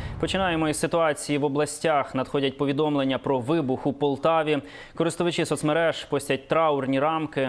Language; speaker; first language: Ukrainian; native; Ukrainian